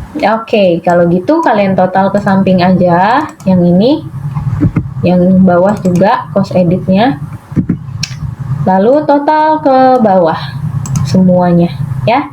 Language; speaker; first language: Indonesian; native; Indonesian